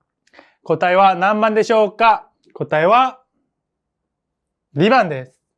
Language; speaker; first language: Japanese; non-native, fluent; Korean